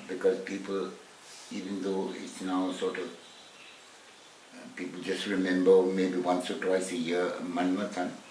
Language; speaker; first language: English; non-native, local second language; Hindi